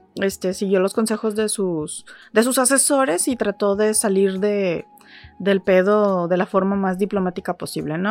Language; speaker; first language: Spanish; native; Spanish